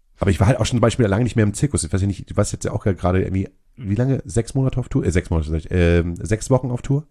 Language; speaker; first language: German; native; German